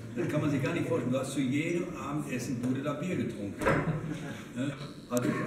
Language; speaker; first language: German; native; German